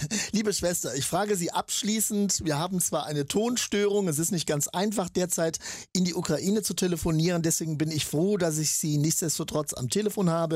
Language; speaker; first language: German; native; German